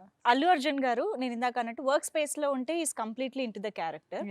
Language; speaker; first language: Telugu; native; Telugu